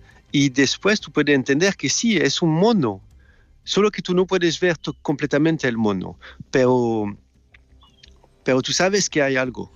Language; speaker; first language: Spanish; non-native, fluent; French